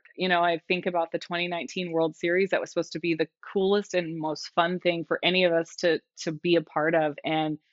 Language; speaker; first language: English; native; English